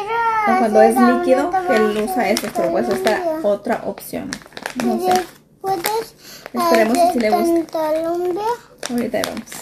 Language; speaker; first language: Spanish; native; Spanish